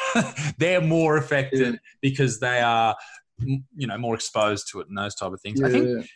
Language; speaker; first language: English; native; English